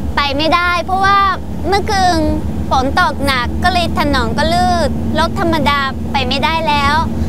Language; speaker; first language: Thai; non-native, fluent; Japanese